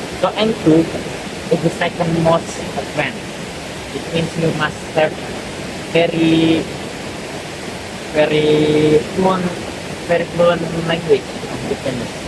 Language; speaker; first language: English; non-native, learner; Indonesian